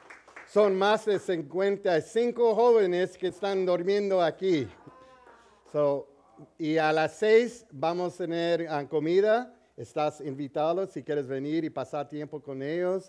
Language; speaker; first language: Spanish; early bilingual, heritage; English